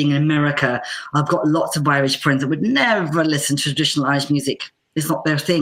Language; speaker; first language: English; native; English